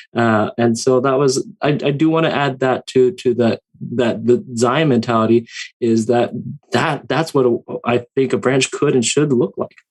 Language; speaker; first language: English; native; English